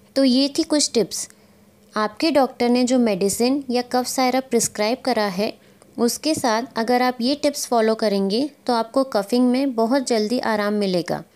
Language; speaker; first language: Hindi; native; Hindi